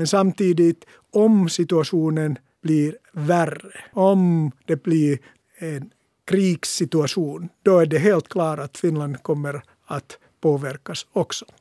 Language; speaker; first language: Swedish; non-native, local second language; Finnish